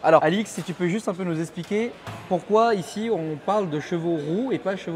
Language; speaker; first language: French; native; French